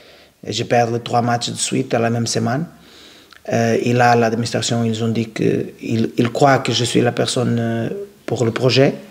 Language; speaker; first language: French; non-native, learner; Portuguese